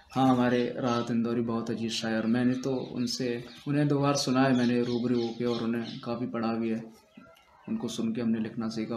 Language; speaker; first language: Hindi; native; Hindi